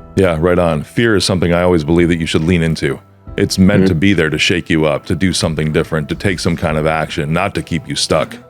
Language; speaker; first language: English; native; English